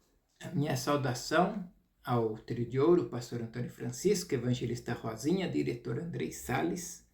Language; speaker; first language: Portuguese; native; Portuguese